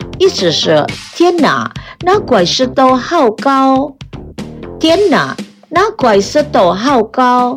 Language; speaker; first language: Chinese; early bilingual, heritage; Chinese